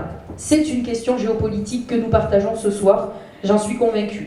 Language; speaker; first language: French; native; French